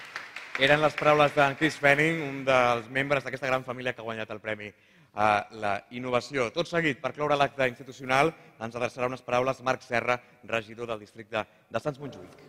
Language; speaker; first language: Catalan; native; Catalan